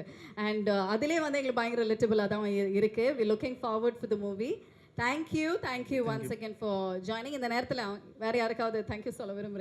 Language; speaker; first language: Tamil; native; Tamil